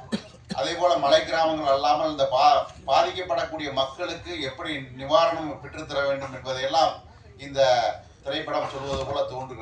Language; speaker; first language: Tamil; native; Tamil